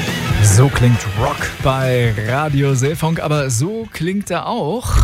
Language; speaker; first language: German; native; German